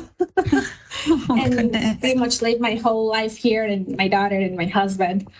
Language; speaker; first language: English; non-native, fluent; Spanish